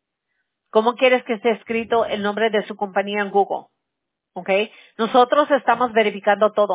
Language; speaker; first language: Spanish; early bilingual, heritage; Spanish